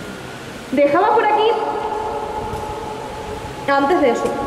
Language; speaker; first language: Spanish; native; Spanish